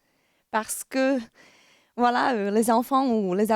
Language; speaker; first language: French; non-native, fluent; Slovak